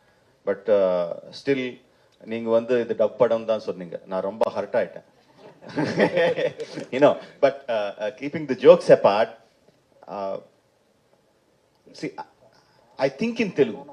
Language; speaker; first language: Tamil; non-native, fluent; Telugu